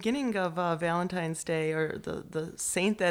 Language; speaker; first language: English; early bilingual, other home language; Polish